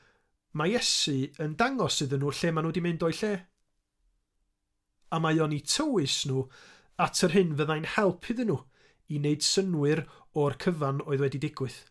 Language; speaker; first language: Welsh; native; Welsh